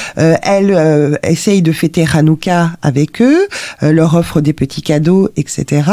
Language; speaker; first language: French; native; French